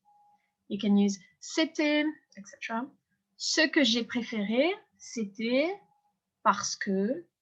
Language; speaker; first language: French; non-native, fluent; English